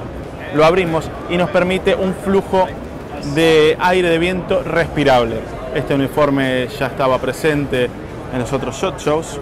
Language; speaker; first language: Spanish; native; Spanish